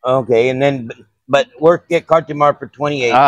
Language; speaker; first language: English; native; English